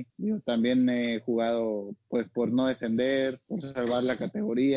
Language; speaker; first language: Spanish; native; Spanish